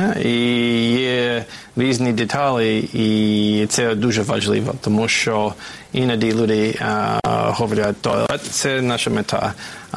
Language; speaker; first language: Ukrainian; non-native, fluent; English